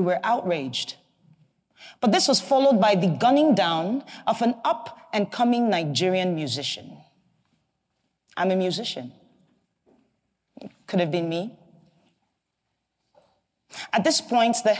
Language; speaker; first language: English; non-native, local second language; Igbo